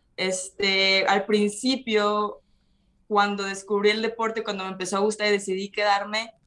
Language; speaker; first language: Spanish; native; Spanish